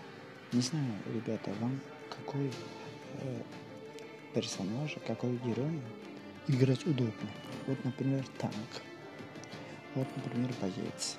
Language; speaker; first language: Russian; non-native, local second language; Uzbek